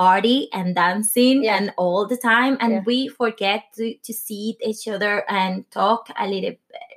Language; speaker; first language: English; non-native, learner; Spanish